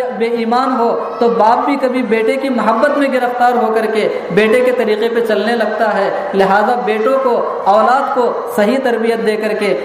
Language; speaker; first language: Urdu; native; Urdu